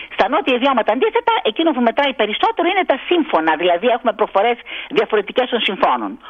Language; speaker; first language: Greek; native; Greek